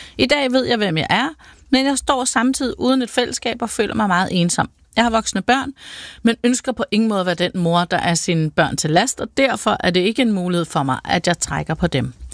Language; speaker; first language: Danish; native; Danish